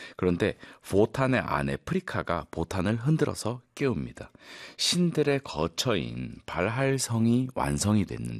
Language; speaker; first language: Korean; native; Korean